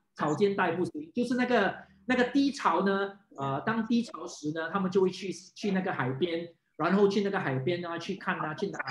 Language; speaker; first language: Chinese; non-native, local second language; English